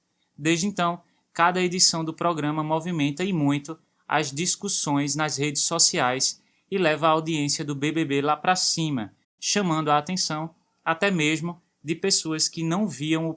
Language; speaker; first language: Portuguese; native; Portuguese